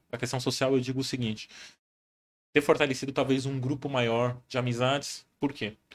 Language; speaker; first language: Portuguese; native; Portuguese